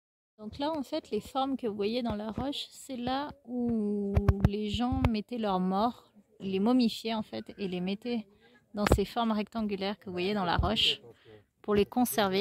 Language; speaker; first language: French; native; French